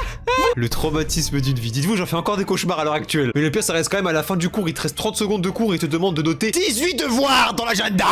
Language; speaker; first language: French; native; French